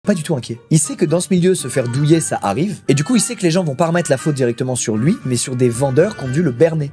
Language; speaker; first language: French; native; French